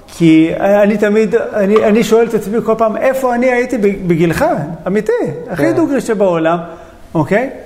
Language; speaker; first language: Hebrew; native; Hebrew